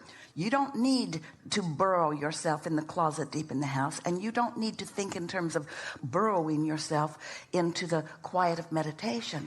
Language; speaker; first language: English; native; English